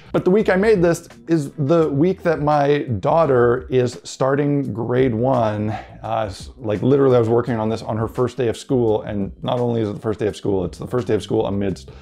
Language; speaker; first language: English; native; English